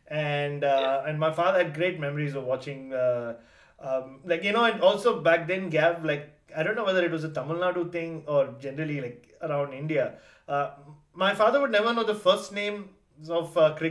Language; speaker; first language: English; non-native, local second language; Tamil